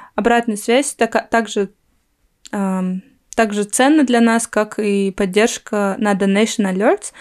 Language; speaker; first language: Russian; native; Russian